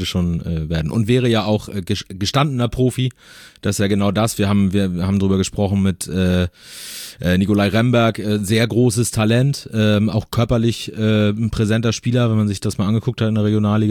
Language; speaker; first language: German; native; German